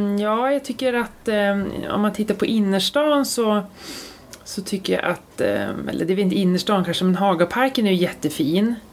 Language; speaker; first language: Swedish; native; Swedish